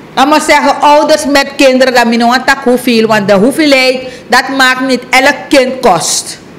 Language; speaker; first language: Dutch; native; Dutch